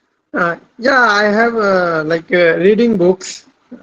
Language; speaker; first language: English; non-native, learner; Hindi